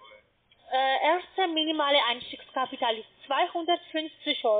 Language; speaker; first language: German; non-native, fluent; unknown